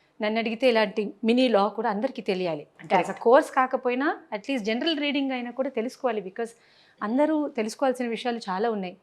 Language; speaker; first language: Telugu; non-native, local second language; Tamil